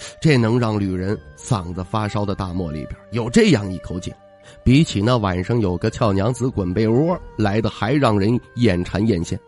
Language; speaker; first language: Chinese; native; Chinese